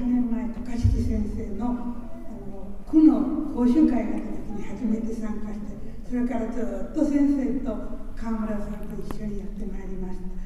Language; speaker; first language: Japanese; native; Japanese